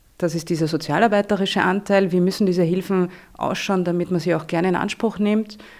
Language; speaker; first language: German; native; German